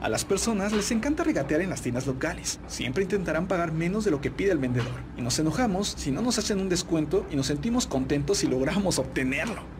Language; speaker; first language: Spanish; native; Spanish